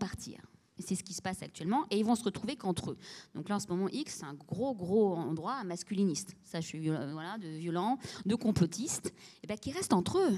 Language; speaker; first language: French; native; French